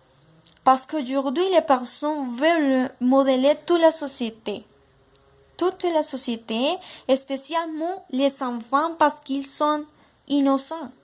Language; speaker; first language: French; non-native, learner; Spanish